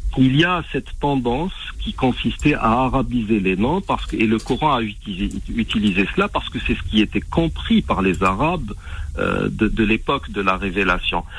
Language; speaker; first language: French; non-native, local second language; Arabic